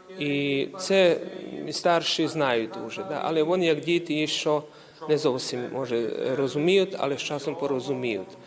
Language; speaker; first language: Ukrainian; early bilingual, heritage; Ukrainian